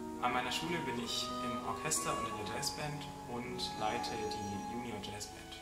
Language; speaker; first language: German; native; German